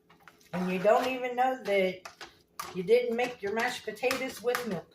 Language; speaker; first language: English; native; English